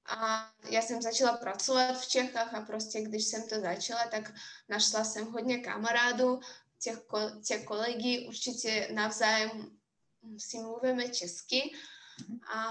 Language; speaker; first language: Czech; non-native, fluent; Russian